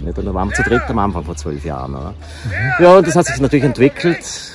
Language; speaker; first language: German; native; German